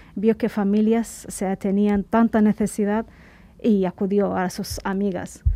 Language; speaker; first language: Spanish; native; Spanish